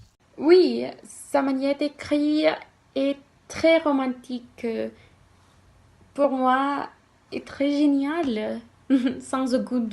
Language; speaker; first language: French; non-native, learner; Spanish